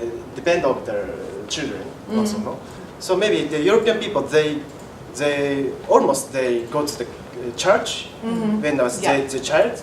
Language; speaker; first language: English; non-native, learner; Japanese